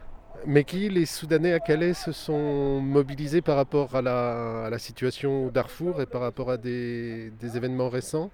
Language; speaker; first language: French; native; French